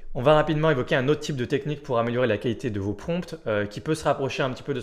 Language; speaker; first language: French; native; French